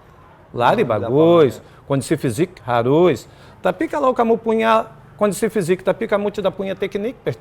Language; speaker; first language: Indonesian; non-native, fluent; Portuguese